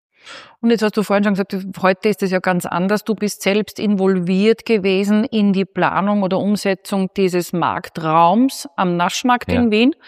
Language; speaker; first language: German; native; German